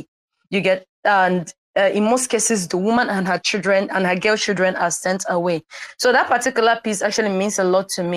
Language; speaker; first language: English; non-native, local second language; Igbo